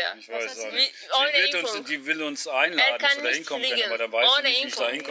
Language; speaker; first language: German; native; German